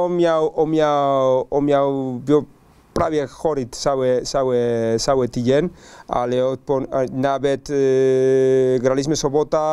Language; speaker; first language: Polish; non-native, learner; Spanish